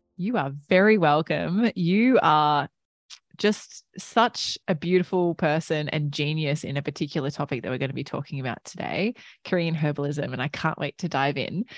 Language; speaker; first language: English; native; English